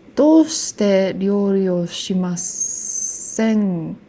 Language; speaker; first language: Japanese; non-native, learner; English